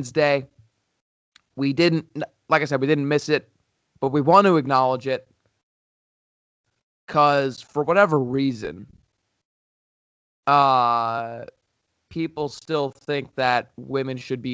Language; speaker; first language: English; native; English